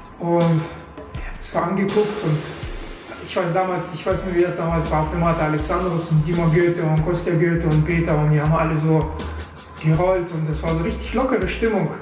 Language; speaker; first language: German; non-native, fluent; Russian